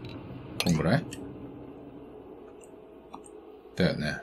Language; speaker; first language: Japanese; native; Japanese